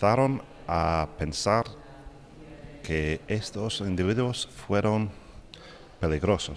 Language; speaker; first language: Spanish; non-native, fluent; English